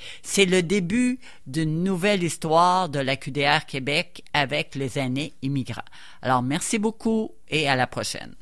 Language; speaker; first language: French; native; French